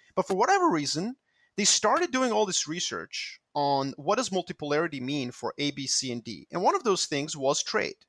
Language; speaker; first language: English; non-native, fluent; Serbian